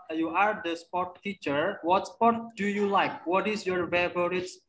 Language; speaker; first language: English; non-native, learner; Indonesian